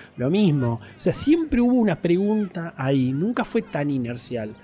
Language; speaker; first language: Spanish; native; Spanish